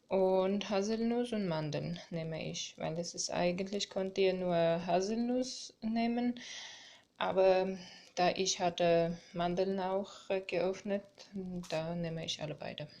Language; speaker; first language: German; non-native, fluent; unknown